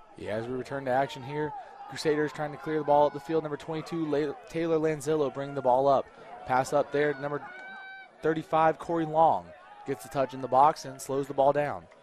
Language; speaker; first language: English; native; English